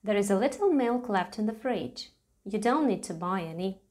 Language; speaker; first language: English; non-native, fluent; Latvian